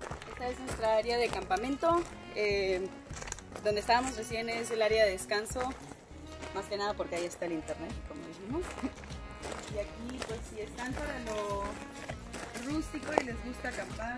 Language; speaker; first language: Spanish; native; Spanish